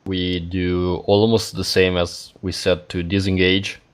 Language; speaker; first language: English; non-native, fluent; Italian